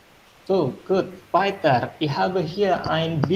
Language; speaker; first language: German; non-native, fluent; Indonesian